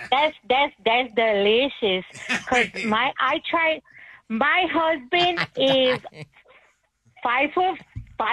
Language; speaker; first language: English; native; English